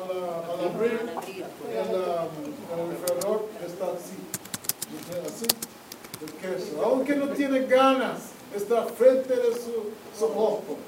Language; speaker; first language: Spanish; non-native, fluent; English